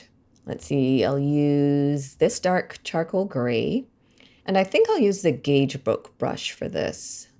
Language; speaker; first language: English; native; English